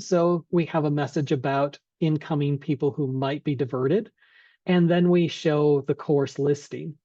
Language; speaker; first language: English; native; English